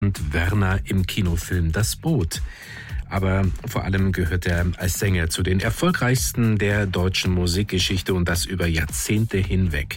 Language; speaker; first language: German; native; German